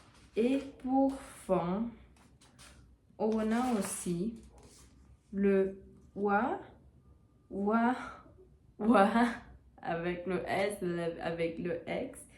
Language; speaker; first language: French; non-native, learner; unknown